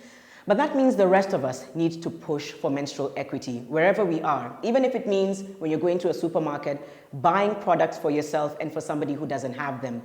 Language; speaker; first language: English; non-native, local second language; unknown